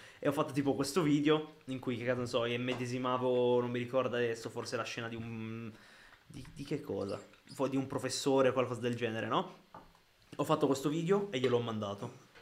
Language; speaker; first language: Italian; early bilingual, other home language; Arabic